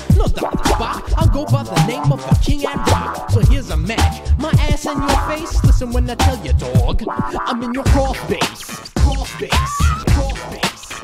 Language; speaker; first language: English; native; English